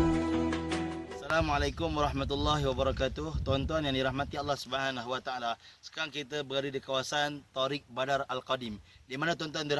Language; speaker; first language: Malay; native; Malay